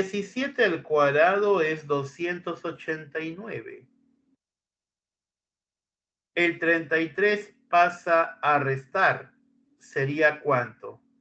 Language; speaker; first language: Spanish; native; Spanish